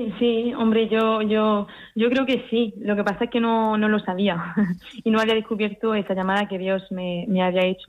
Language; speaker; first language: Spanish; early bilingual, heritage; Spanish